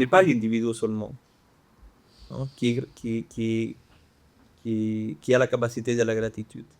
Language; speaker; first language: French; non-native, fluent; Spanish